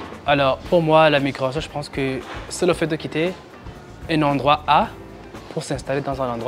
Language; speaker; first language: French; non-native, local second language; Rundi